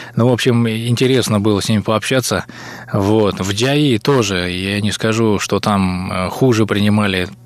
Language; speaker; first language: Russian; native; Russian